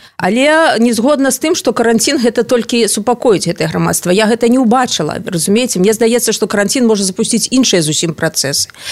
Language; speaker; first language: Belarusian; non-native, local second language; Russian